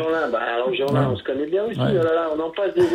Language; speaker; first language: French; native; French